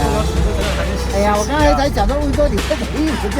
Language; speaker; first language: Chinese; native; Chinese